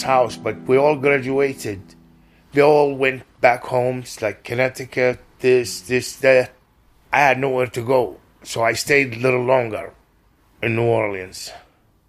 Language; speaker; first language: English; non-native, fluent; Arabic